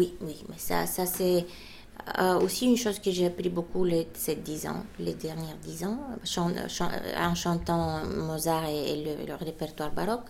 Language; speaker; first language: French; non-native, fluent; Bulgarian